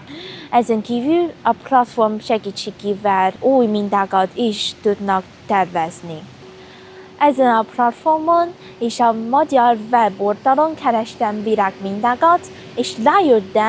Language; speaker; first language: Hungarian; non-native, learner; Chinese